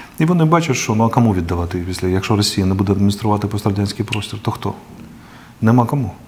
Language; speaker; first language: Ukrainian; non-native, local second language; Russian